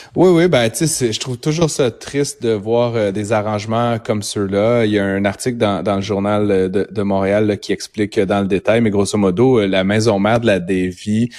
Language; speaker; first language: French; native; French